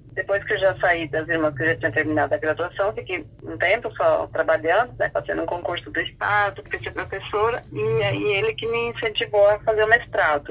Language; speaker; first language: Portuguese; non-native, local second language; Guarani